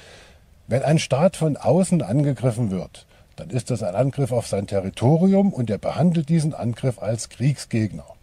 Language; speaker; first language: German; native; German